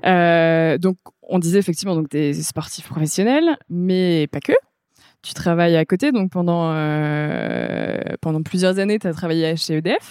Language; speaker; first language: French; native; French